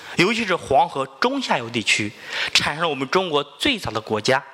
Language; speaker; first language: Chinese; native; Chinese